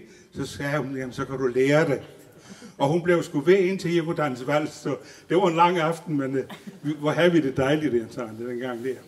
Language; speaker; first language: Danish; native; Danish